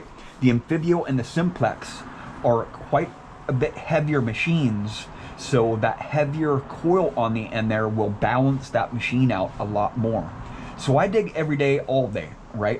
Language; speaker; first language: English; native; English